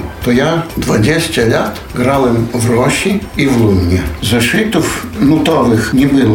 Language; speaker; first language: Polish; non-native, local second language; Belarusian